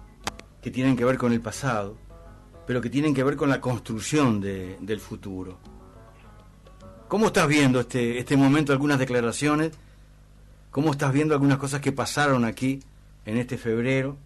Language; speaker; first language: Spanish; native; Spanish